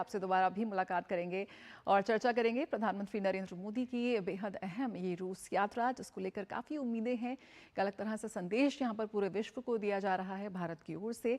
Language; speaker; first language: Hindi; native; Hindi